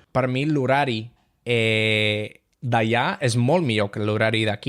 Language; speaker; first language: Catalan; non-native, learner; English